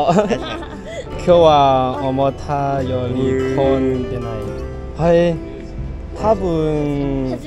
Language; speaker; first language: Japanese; non-native, learner; Chinese